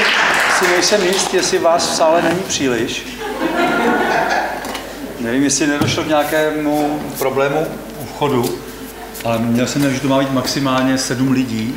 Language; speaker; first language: Czech; native; Czech